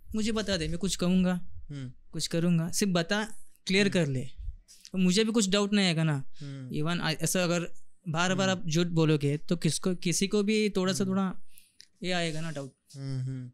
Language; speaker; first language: Hindi; non-native, local second language; Telugu